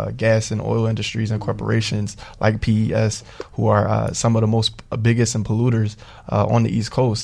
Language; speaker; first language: English; native; English